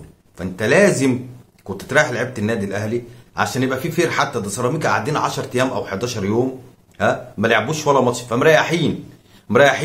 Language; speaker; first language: Arabic; native; Arabic